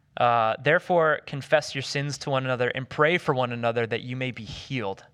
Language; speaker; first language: English; native; English